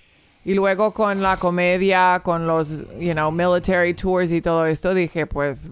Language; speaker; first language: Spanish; early bilingual, heritage; English